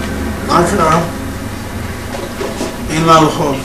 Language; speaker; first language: Hebrew; non-native, fluent; Yiddish